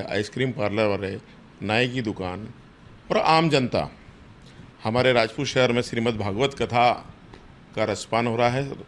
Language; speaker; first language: Hindi; native; Hindi